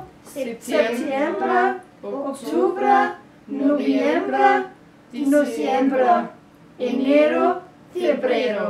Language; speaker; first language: Spanish; non-native, learner; Danish